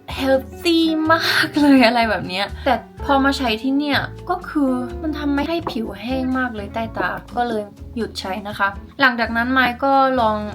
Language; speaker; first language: Thai; early bilingual, heritage; Thai